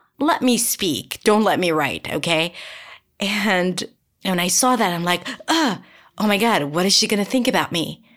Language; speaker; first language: English; non-native, fluent; Hebrew